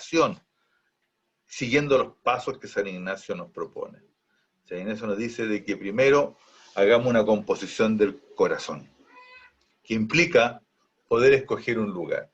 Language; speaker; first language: Spanish; native; Spanish